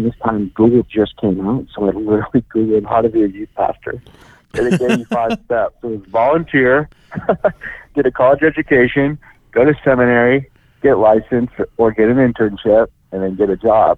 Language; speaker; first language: English; native; English